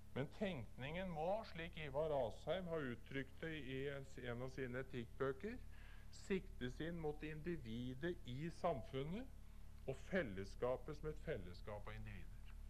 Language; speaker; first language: Norwegian; native; Norwegian